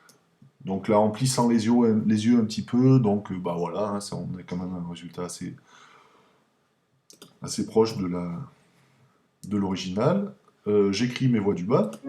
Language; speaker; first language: French; native; French